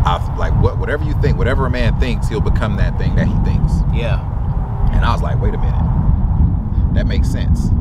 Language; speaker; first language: English; native; English